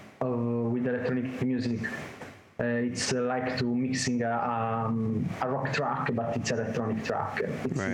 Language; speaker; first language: English; non-native, learner; Italian